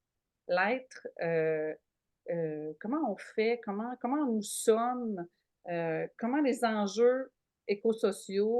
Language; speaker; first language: French; native; French